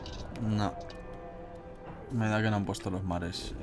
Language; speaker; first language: Spanish; native; Spanish